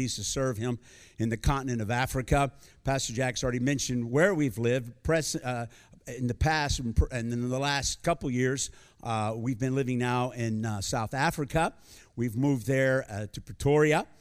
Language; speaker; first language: English; native; English